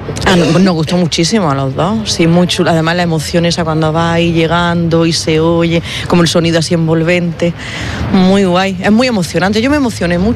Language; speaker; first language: Spanish; native; Spanish